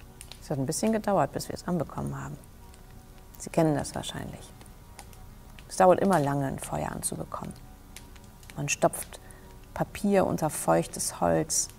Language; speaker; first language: German; native; German